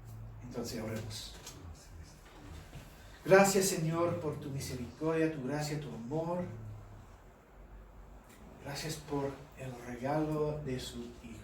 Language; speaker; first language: Spanish; non-native, fluent; English